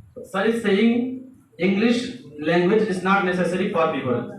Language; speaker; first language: English; non-native, learner; Urdu